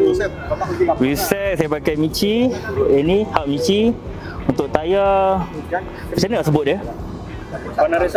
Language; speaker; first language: Malay; native; Malay